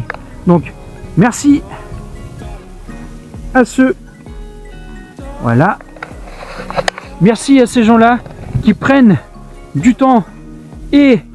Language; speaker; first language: French; native; French